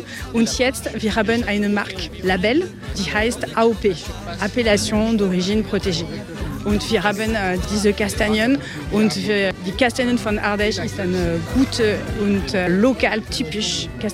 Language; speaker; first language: German; non-native, learner; French